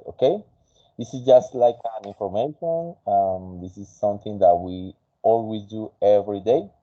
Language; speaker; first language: English; non-native, fluent; Spanish